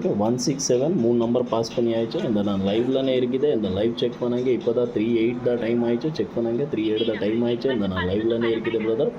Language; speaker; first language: Tamil; non-native, local second language; Kannada